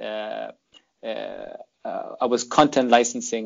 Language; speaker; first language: English; non-native, fluent; German